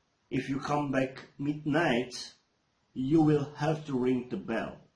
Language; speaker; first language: English; non-native, fluent; Turkish